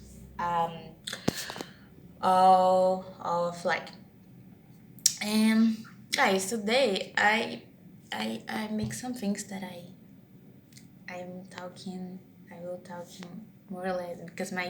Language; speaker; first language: English; non-native, learner; Portuguese